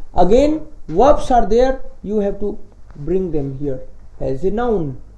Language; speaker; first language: English; non-native, local second language; Hindi